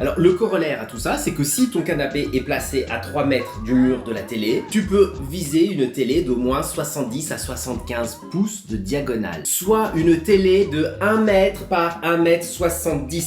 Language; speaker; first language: French; native; French